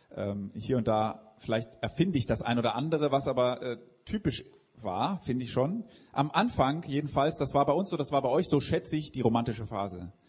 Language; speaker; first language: German; native; German